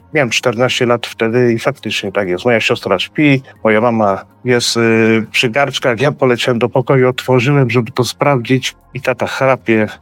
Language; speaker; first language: Polish; early bilingual, heritage; Polish